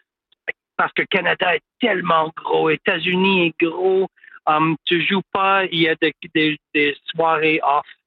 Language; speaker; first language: French; non-native, local second language; English